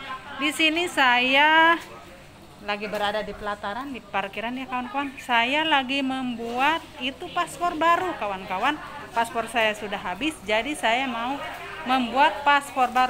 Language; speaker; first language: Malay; non-native, local second language; Sundanese